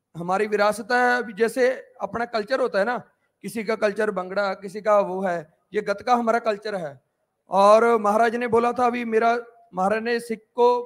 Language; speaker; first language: Hindi; non-native, local second language; Punjabi